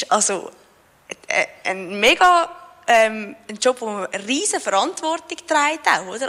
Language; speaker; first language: German; native; German